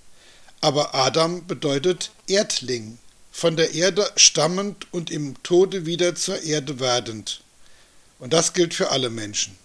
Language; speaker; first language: German; native; German